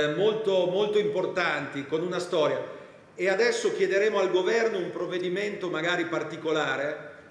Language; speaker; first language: Italian; native; Italian